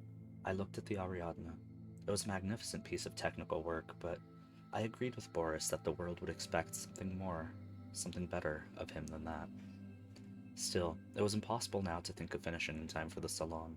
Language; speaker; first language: English; native; English